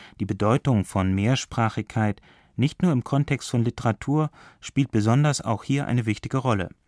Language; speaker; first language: German; native; German